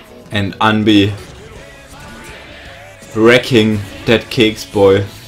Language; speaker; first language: English; non-native, fluent; German